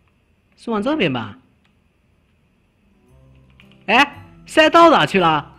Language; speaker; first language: Chinese; native; Chinese